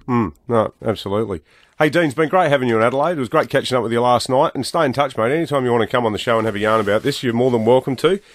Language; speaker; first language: English; native; English